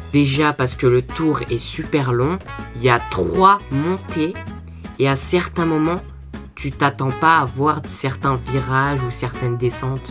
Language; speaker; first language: French; native; French